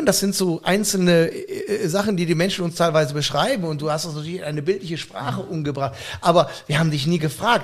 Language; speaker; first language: German; native; German